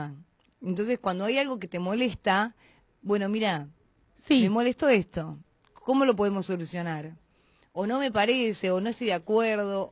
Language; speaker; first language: Spanish; native; Spanish